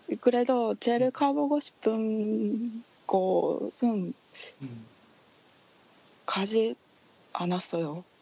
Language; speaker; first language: Korean; non-native, learner; Japanese